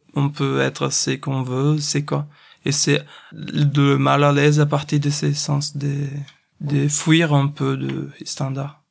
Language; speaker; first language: French; non-native, fluent; Portuguese